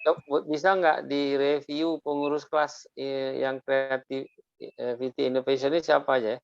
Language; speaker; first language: Indonesian; native; Indonesian